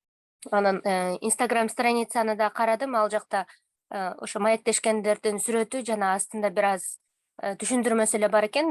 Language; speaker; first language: Kyrgyz; native; Kyrgyz